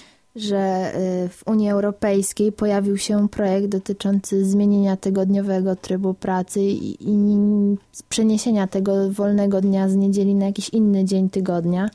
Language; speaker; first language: Polish; native; Polish